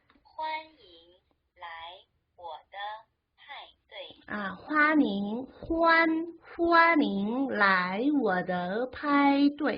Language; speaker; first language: Chinese; non-native, learner; Korean